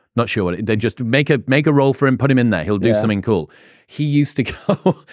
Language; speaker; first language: English; native; English